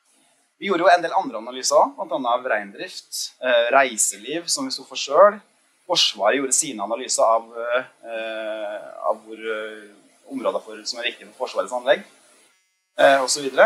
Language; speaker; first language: Norwegian; native; Norwegian